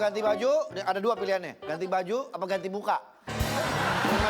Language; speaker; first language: Indonesian; native; Indonesian